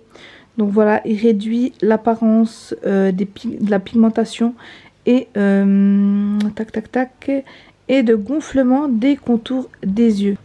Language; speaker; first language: French; native; French